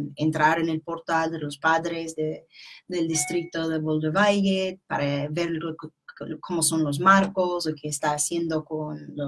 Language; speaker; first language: Spanish; non-native, fluent; English